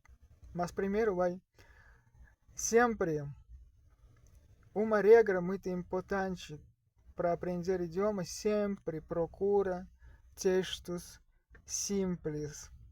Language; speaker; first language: Portuguese; non-native, learner; Russian